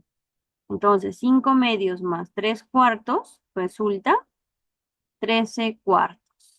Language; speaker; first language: Spanish; native; Spanish